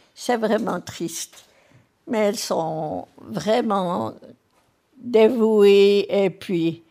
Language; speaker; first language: French; native; French